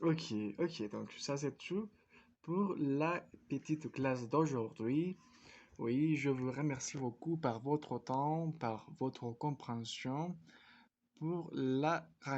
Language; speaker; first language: French; non-native, fluent; Spanish